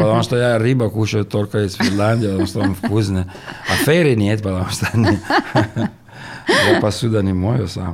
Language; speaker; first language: Russian; non-native, learner; Italian